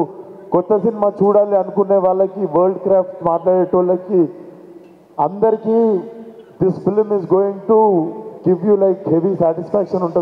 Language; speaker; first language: Telugu; native; Telugu